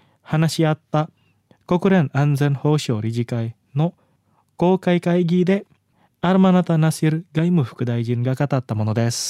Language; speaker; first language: Japanese; non-native, fluent; Indonesian